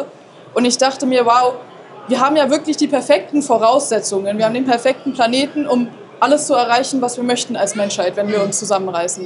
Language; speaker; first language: German; native; German